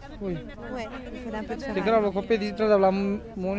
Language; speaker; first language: French; non-native, learner; Romanian